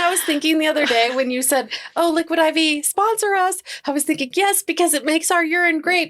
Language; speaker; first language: English; native; English